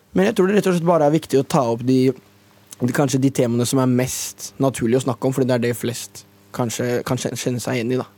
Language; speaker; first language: Norwegian; native; Norwegian